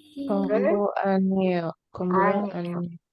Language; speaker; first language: Korean; non-native, learner; Indonesian